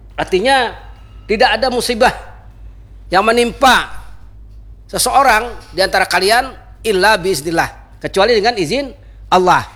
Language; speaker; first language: Malay; non-native, local second language; Banjar